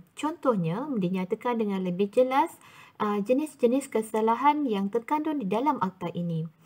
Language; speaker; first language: Malay; native; Malay